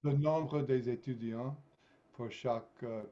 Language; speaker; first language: French; non-native, fluent; English